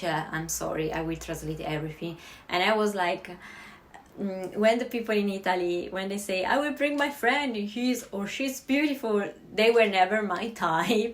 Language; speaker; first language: English; non-native, fluent; Italian